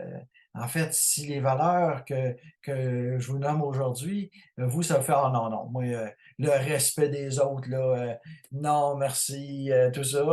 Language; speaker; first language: French; native; French